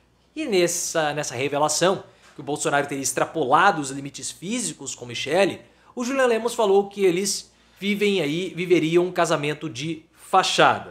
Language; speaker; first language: Portuguese; native; Portuguese